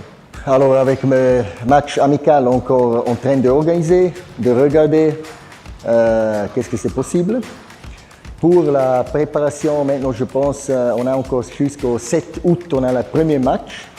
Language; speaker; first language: French; non-native, fluent; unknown